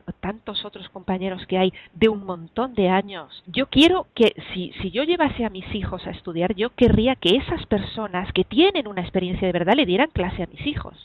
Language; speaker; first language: Spanish; native; Spanish